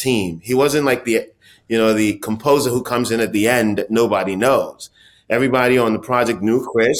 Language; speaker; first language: English; non-native, local second language; Akan